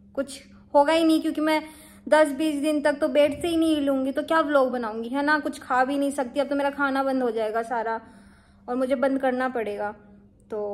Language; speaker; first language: Hindi; native; Hindi